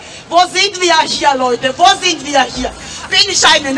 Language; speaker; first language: German; non-native, fluent; Georgian